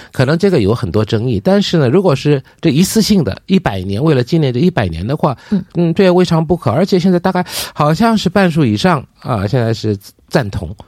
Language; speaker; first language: Chinese; non-native, fluent; Korean